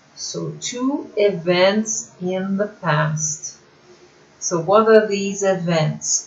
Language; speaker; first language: English; non-native, fluent; Portuguese